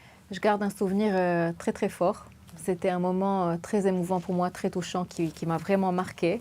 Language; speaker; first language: French; non-native, local second language; Arabic